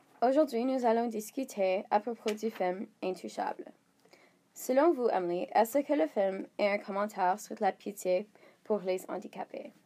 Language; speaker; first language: French; non-native, learner; English